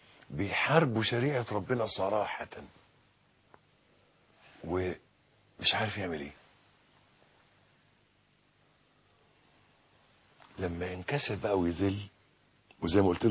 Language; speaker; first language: Arabic; native; Arabic